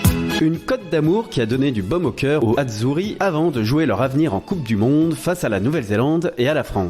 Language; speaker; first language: French; native; French